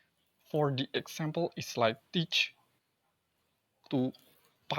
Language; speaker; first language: English; non-native, learner; Indonesian